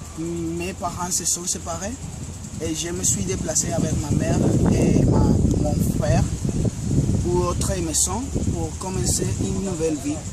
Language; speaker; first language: French; non-native, learner; Spanish